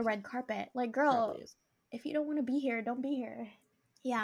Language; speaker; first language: English; native; English